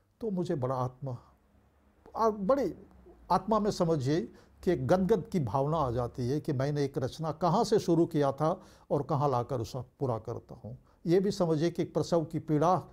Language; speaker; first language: Hindi; early bilingual, heritage; Bhojpuri